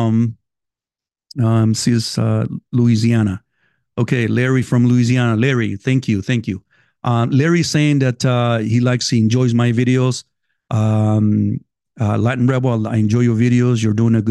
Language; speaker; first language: English; non-native, fluent; Spanish